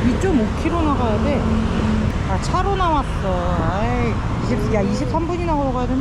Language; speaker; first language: Korean; native; Korean